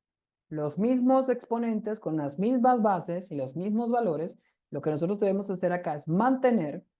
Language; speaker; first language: Spanish; native; Spanish